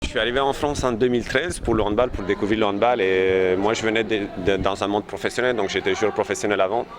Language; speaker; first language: French; non-native, fluent; Romanian